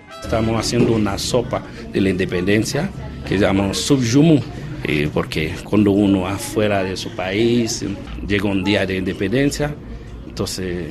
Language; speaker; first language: Spanish; non-native, learner; Haitian Creole